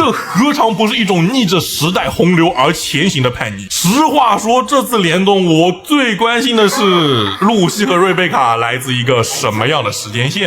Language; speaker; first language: Chinese; native; Chinese